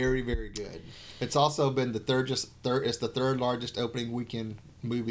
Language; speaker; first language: English; native; English